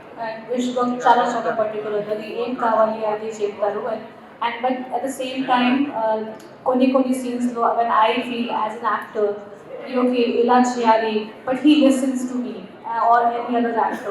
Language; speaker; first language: Telugu; non-native, local second language; Hindi